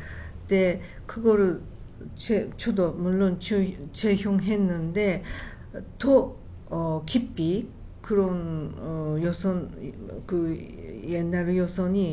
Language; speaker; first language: Korean; non-native, fluent; Japanese